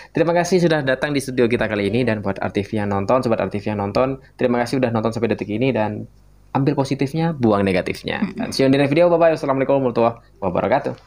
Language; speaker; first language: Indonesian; non-native, local second language; Madurese